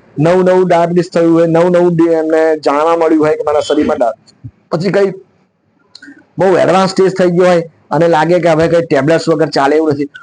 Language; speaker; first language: Gujarati; native; Gujarati